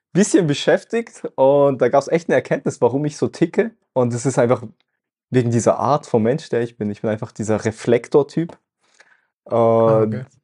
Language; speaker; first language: German; early bilingual, other home language; Russian